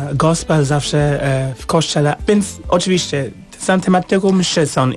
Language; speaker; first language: Polish; non-native, fluent; English